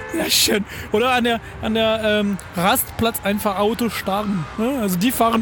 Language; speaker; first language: German; non-native, fluent; French